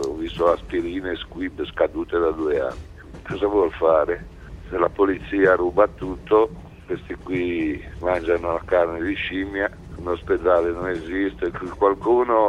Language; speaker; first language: Italian; native; Italian